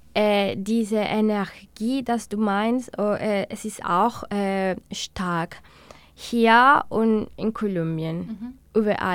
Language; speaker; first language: German; non-native, learner; Spanish